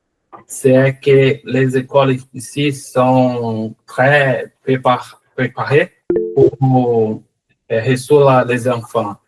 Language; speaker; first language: French; non-native, learner; Portuguese